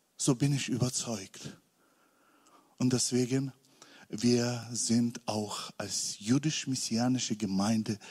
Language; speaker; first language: German; non-native, learner; Russian